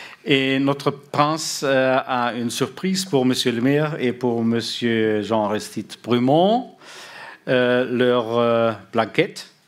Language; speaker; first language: French; non-native, learner; German